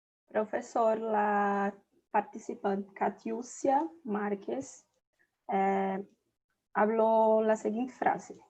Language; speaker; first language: Spanish; non-native, fluent; Portuguese